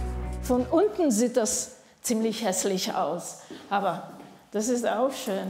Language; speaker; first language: German; non-native, fluent; Italian